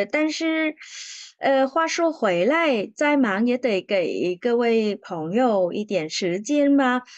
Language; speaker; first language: Chinese; non-native, fluent; Vietnamese